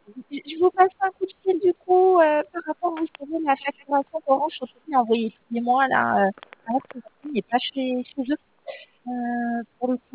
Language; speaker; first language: French; native; French